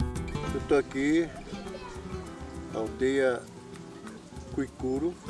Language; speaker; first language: Portuguese; non-native, local second language; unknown